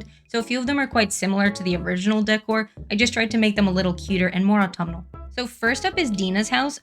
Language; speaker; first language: English; native; English